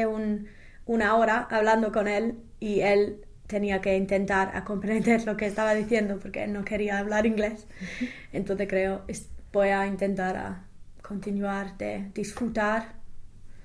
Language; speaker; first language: Spanish; non-native, fluent; English